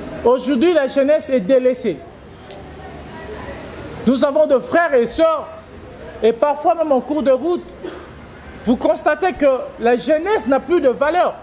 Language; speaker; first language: French; non-native, local second language; Lingala